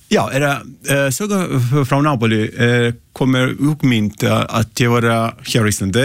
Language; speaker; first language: Icelandic; non-native, learner; Italian